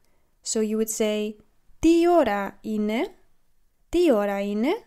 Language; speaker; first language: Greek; non-native, learner; English